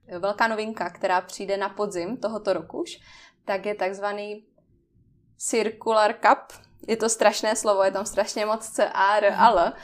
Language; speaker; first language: Czech; native; Czech